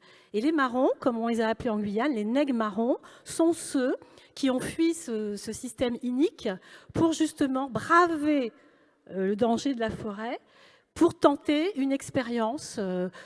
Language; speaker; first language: French; native; French